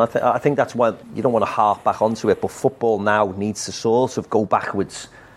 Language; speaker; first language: English; native; English